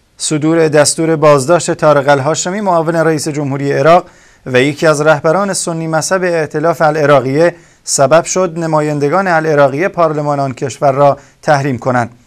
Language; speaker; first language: Persian; non-native, local second language; Kurdish